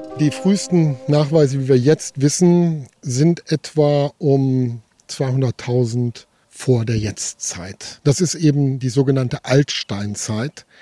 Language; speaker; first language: German; native; German